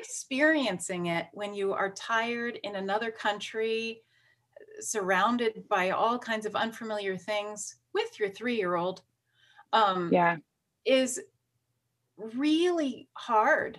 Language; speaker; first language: English; native; English